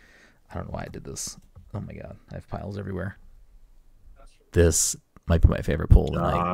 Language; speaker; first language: English; native; English